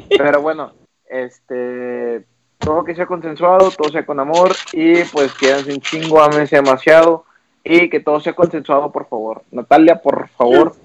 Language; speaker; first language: Spanish; native; Spanish